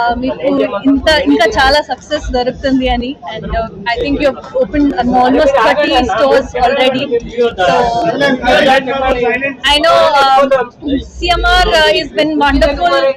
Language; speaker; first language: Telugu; non-native, learner; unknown